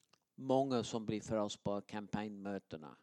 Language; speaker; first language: Swedish; non-native, fluent; English